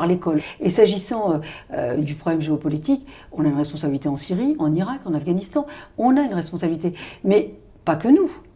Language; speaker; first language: French; native; French